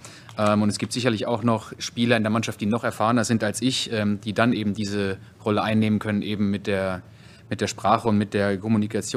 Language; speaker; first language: German; native; German